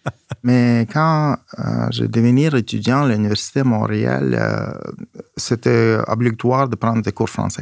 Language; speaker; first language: French; non-native, fluent; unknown